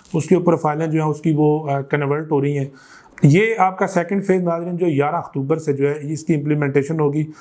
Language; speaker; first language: Urdu; non-native, local second language; Punjabi